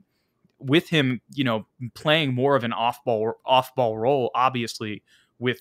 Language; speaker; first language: English; native; English